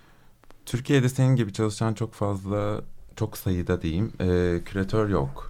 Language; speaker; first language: Turkish; native; Turkish